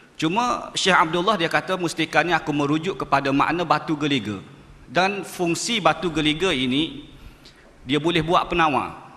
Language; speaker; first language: Malay; native; Malay